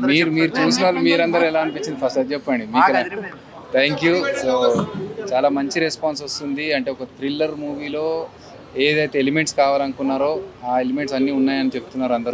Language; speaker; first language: Telugu; native; Telugu